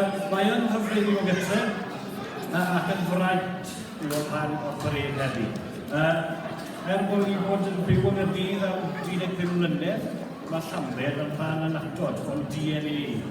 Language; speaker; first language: Welsh; native; Welsh